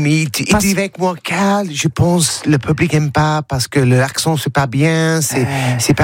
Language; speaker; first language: French; non-native, learner; English